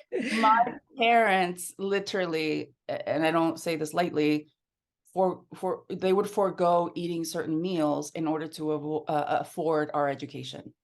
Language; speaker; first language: English; early bilingual, other home language; Spanish